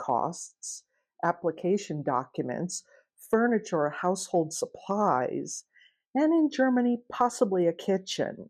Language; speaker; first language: English; native; English